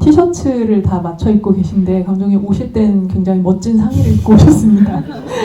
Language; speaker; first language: Korean; native; Korean